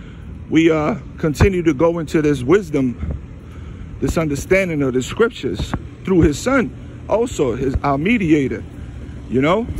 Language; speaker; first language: English; native; English